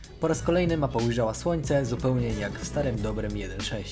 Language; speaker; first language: Polish; native; Polish